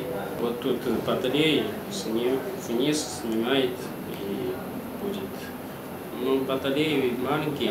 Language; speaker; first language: Russian; non-native, learner; Chinese